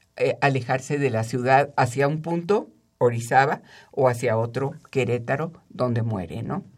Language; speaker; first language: Spanish; native; Spanish